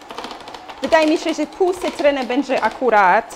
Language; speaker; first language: Polish; non-native, learner; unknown